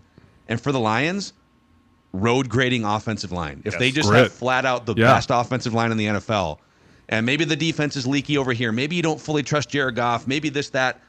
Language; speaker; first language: English; native; English